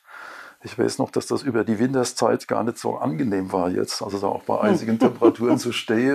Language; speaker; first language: German; native; German